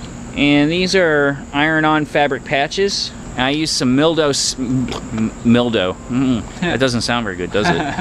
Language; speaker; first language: English; native; English